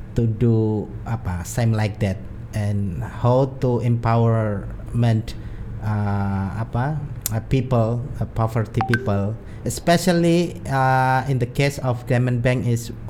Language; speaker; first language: English; non-native, learner; Indonesian